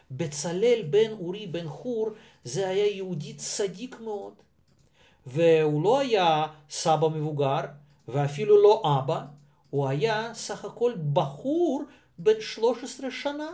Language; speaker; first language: Hebrew; non-native, fluent; Russian